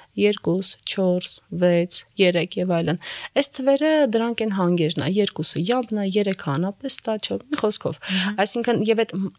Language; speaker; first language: Armenian; native; Armenian